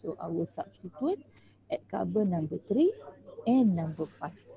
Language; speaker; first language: English; non-native, local second language; Malay